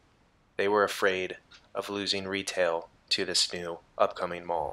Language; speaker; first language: English; native; English